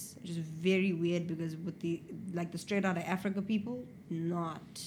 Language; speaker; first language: English; native; English